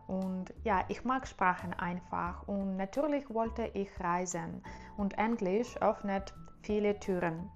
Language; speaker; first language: German; non-native, learner; Ukrainian